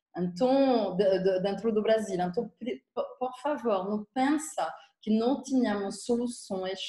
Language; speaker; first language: Portuguese; non-native, fluent; French